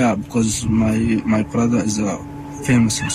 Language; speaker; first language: English; non-native, learner; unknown